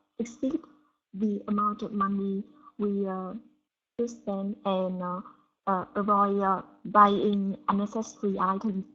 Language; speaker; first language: English; non-native, learner; Vietnamese